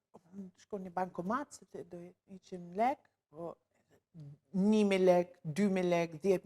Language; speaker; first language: Albanian; non-native, learner; English